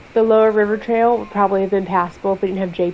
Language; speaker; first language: English; native; English